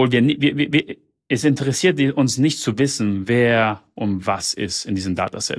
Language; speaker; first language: German; early bilingual, heritage; German